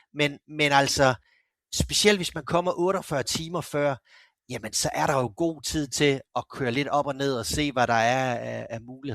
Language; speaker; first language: Danish; native; Danish